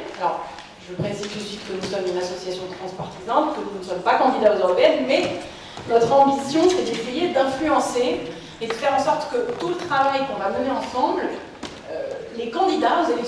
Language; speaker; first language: French; native; French